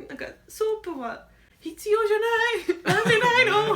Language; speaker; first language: Japanese; non-native, learner; English